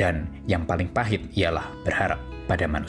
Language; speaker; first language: Indonesian; native; Indonesian